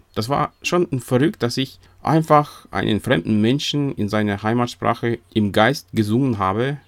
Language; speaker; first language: German; non-native, fluent; Russian